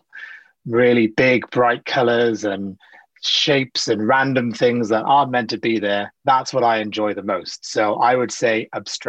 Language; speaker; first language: English; native; English